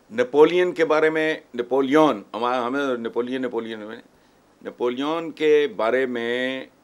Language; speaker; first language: Urdu; non-native, local second language; Punjabi